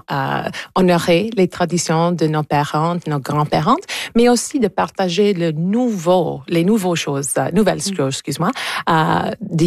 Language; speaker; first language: French; non-native, local second language; English